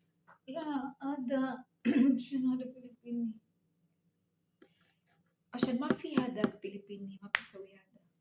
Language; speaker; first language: Arabic; non-native, learner; Filipino